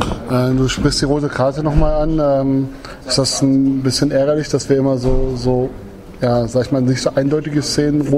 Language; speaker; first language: German; native; German